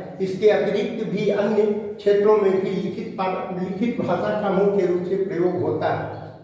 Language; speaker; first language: Hindi; native; Hindi